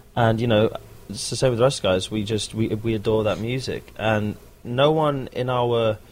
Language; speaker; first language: English; native; English